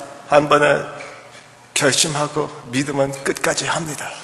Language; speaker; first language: Korean; early bilingual, heritage; English